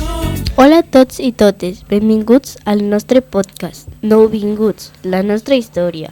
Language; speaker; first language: Catalan; non-native, learner; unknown